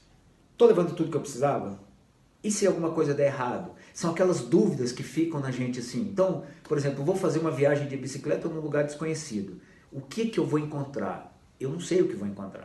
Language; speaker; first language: Portuguese; native; Portuguese